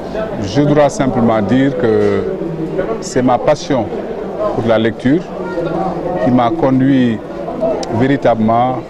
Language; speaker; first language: French; non-native, local second language; Wolof